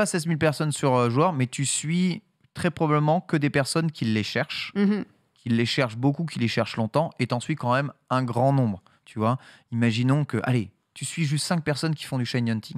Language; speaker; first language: French; native; French